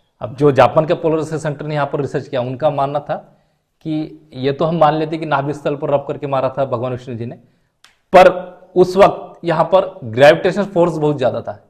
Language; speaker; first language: Hindi; non-native, local second language; Marathi